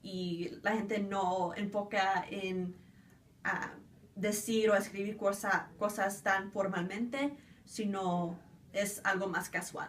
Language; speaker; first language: Spanish; early bilingual, other home language; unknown